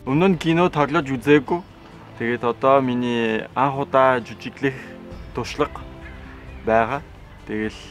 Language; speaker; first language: Mongolian; non-native, learner; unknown